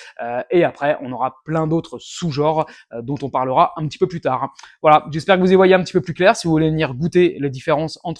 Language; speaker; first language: French; native; French